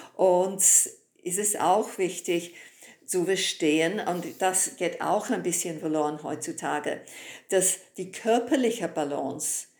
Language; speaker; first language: German; non-native, fluent; English